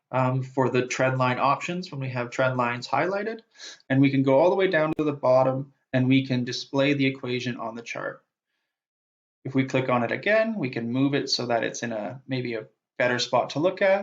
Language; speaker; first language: English; native; English